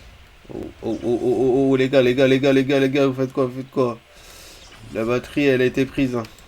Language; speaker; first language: French; native; French